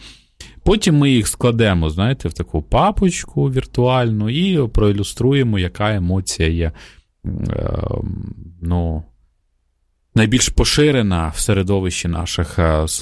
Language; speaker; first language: Ukrainian; native; Ukrainian